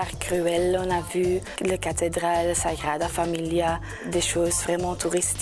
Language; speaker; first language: French; non-native, local second language; Dutch